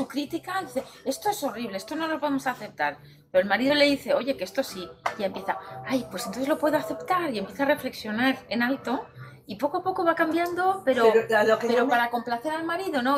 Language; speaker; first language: Spanish; native; Spanish